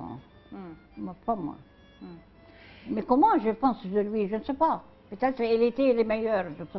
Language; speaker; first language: French; non-native, learner; Arabic